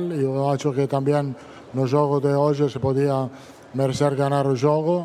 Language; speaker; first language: Spanish; non-native, fluent; Italian